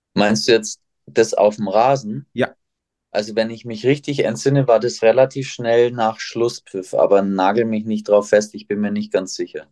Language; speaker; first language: German; native; German